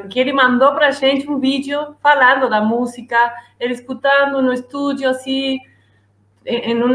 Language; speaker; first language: Portuguese; non-native, learner; Spanish